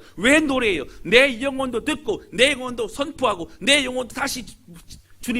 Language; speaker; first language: Korean; native; Korean